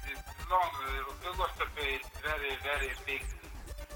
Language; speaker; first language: English; non-native, learner; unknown